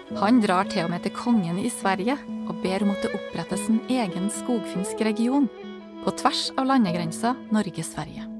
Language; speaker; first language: Norwegian; native; Norwegian